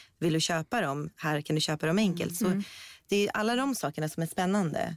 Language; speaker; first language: Swedish; early bilingual, other home language; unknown